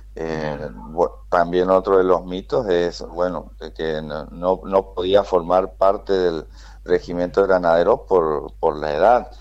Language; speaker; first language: Spanish; native; Spanish